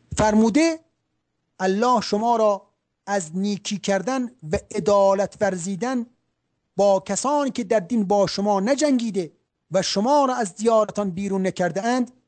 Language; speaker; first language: Persian; native; Persian